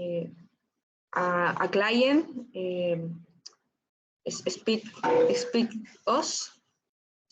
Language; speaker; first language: English; non-native, learner; Spanish